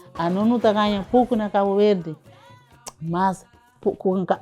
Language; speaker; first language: Portuguese; non-native, learner; Kabuverdianu